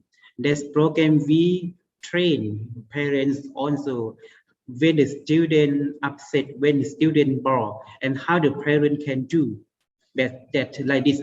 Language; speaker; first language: English; non-native, learner; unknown